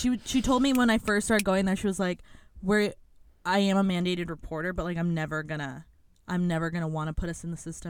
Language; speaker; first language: English; early bilingual, other home language; Spanish